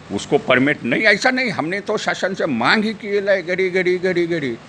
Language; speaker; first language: Hindi; non-native, local second language; Marathi